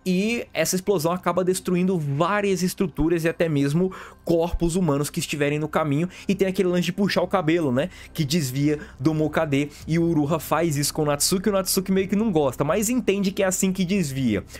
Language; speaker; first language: Portuguese; native; Portuguese